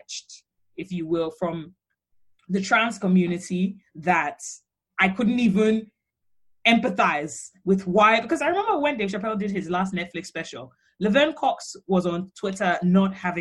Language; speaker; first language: English; non-native, local second language; Yoruba